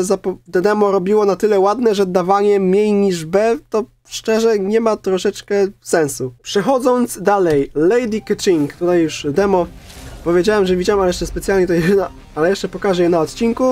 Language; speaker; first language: Polish; native; Polish